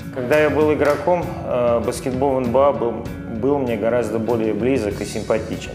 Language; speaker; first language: Russian; native; Russian